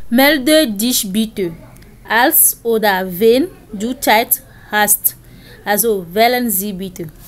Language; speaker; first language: German; non-native, fluent; French